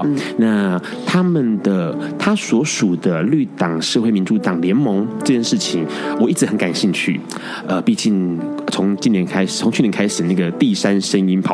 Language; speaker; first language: Chinese; native; Chinese